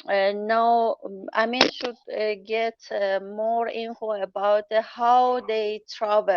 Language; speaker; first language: English; non-native, learner; Persian